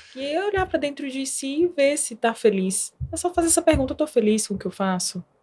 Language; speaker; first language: Portuguese; native; Portuguese